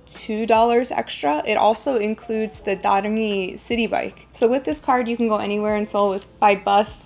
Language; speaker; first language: English; native; English